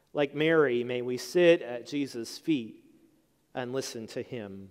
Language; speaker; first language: English; native; English